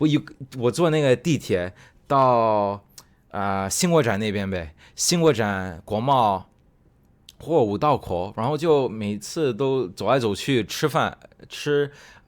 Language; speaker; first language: Chinese; non-native, fluent; Cantonese